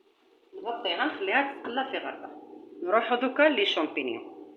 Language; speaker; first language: Arabic; native; Arabic